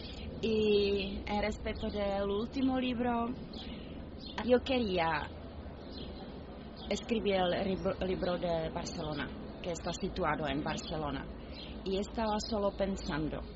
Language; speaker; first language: Spanish; non-native, fluent; Czech